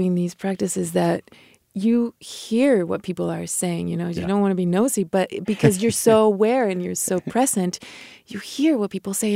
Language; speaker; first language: English; non-native, fluent; Spanish